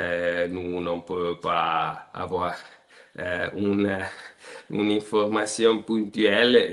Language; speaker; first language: French; non-native, learner; Italian